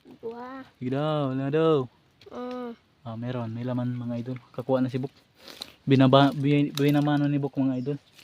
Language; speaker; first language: Filipino; native; Filipino